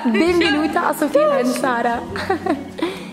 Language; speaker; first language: Italian; native; Italian